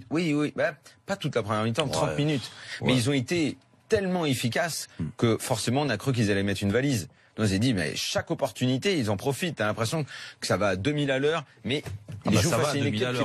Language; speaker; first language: French; native; French